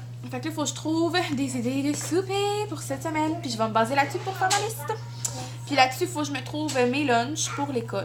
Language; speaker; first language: French; native; French